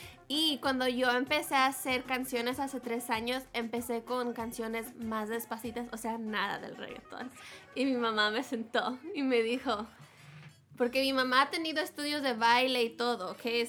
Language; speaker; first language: Spanish; early bilingual, heritage; Spanish